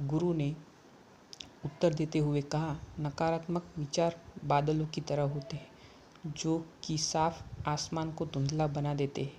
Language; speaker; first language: Hindi; native; Hindi